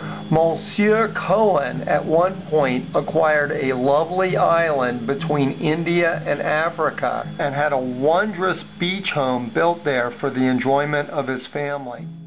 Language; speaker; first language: English; native; English